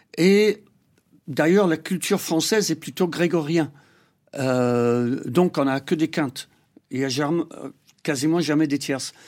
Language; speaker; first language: French; non-native, fluent; English